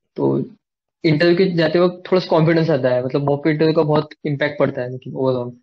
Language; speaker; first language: Hindi; non-native, local second language; Marathi